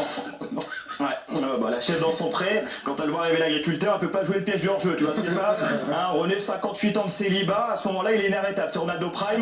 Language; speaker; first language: French; native; French